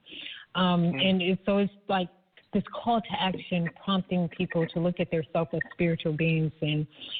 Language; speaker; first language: English; native; English